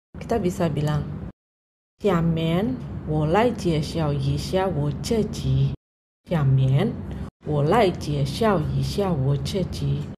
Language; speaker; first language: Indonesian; non-native, local second language; Javanese